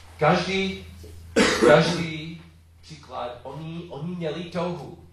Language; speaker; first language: Czech; non-native, learner; English